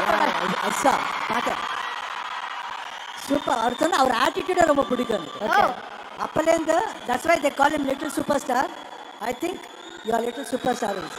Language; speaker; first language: Tamil; non-native, fluent; Kannada